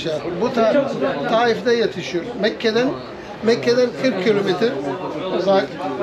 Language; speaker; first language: Turkish; non-native, learner; Arabic